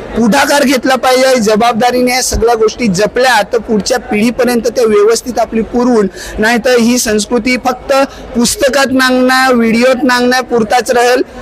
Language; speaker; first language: Marathi; native; Marathi